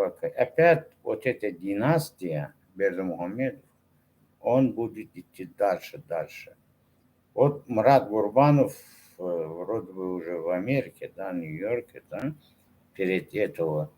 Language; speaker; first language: Russian; non-native, local second language; Turkmen